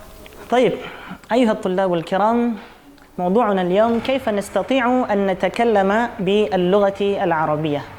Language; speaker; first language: Arabic; non-native, fluent; Indonesian